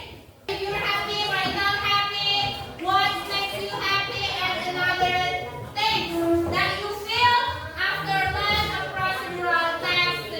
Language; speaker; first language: English; non-native, learner; Indonesian